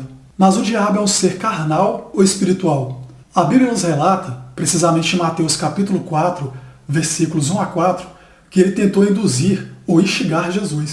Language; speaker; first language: Portuguese; native; Portuguese